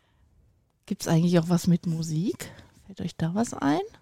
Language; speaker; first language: German; native; German